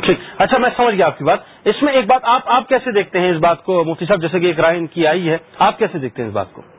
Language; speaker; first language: Urdu; native; Urdu